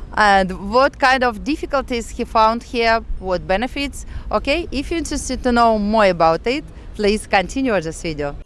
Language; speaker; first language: English; non-native, fluent; Russian